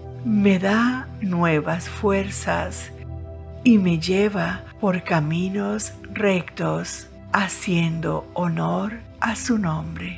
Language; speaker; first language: Spanish; native; Spanish